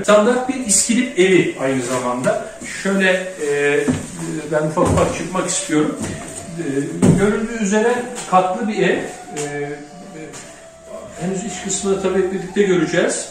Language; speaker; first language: Turkish; native; Turkish